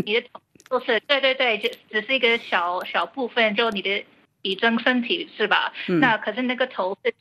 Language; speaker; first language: Chinese; early bilingual, heritage; Chinese